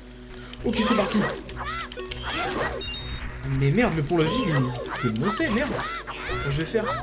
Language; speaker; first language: French; native; French